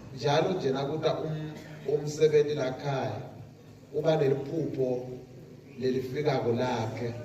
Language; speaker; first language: Zulu; non-native, local second language; Swati